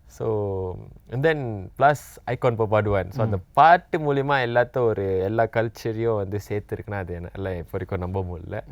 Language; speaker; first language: Tamil; non-native, local second language; Malay